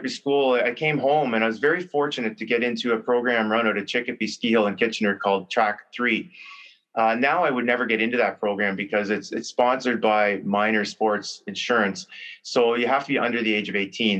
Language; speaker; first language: English; native; English